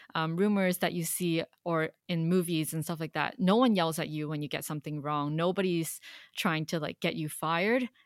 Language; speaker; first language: English; non-native, local second language; Cantonese